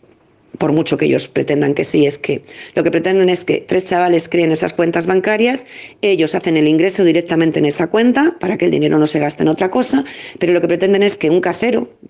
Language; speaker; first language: Spanish; native; Spanish